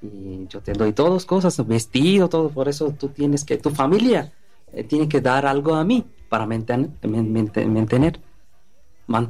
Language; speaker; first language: Spanish; non-native, learner; Bangla